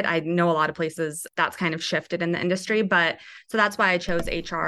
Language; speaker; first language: English; native; English